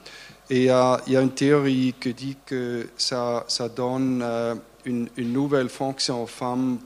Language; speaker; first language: French; non-native, fluent; German